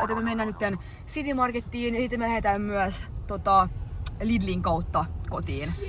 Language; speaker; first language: Finnish; native; Finnish